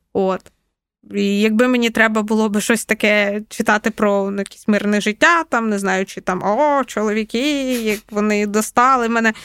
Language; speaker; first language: Ukrainian; non-native, local second language; Russian